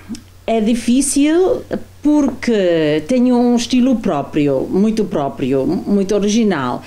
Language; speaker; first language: Portuguese; non-native, fluent; German